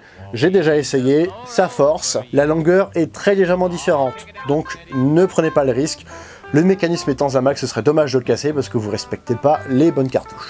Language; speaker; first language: French; native; French